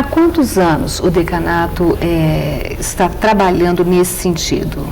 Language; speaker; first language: Portuguese; native; Portuguese